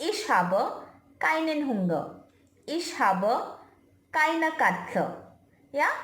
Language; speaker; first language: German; non-native, fluent; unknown